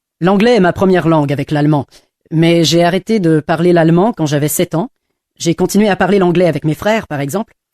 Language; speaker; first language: French; non-native, fluent; English